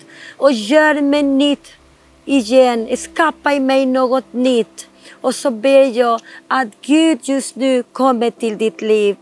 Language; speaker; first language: Swedish; non-native, fluent; Spanish